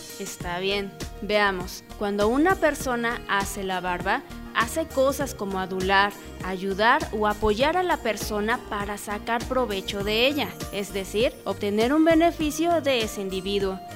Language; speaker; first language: Spanish; native; Spanish